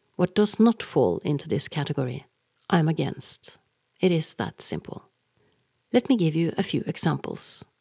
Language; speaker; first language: English; non-native, fluent; Norwegian